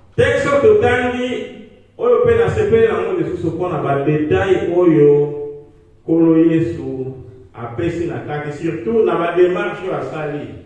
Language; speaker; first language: Lingala; non-native, local second language; Kongo